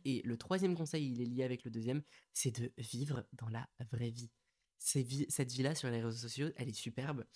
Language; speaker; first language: French; native; French